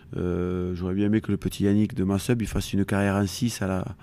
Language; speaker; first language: French; native; French